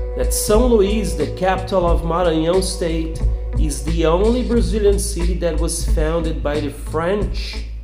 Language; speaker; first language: English; non-native, fluent; Portuguese